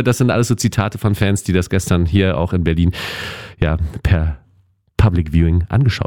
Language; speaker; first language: German; native; German